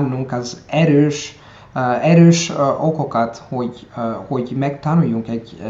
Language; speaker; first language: Hungarian; non-native, learner; Italian